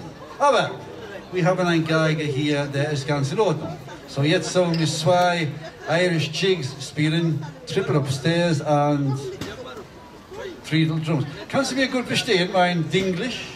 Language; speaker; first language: German; non-native, learner; English